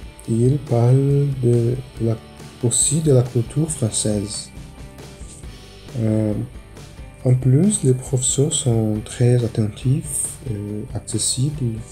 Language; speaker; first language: French; non-native, learner; Portuguese